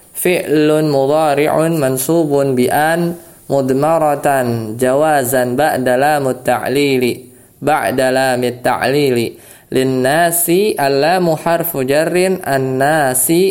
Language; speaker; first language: Arabic; non-native, fluent; Indonesian